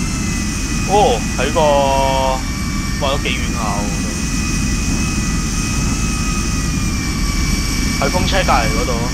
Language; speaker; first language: Chinese; native; Chinese